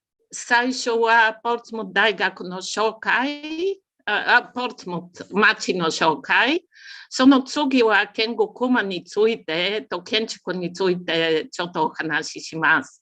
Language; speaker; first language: Japanese; non-native, learner; Bulgarian